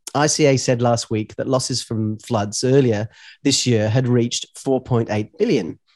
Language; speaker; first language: English; native; English